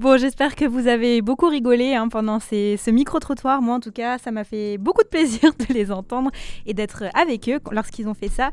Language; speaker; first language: French; native; French